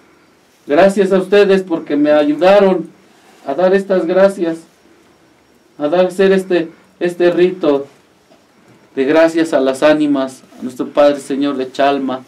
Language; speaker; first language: Spanish; native; Spanish